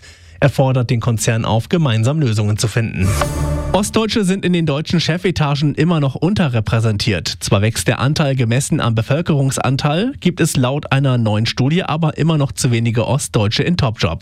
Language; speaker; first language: German; native; German